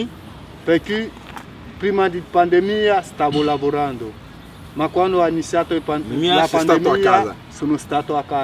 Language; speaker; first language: Italian; non-native, fluent; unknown